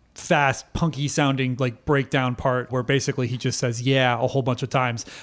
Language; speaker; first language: English; native; English